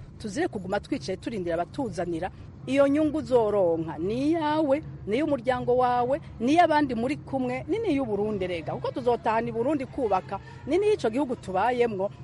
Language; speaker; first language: Rundi; native; Rundi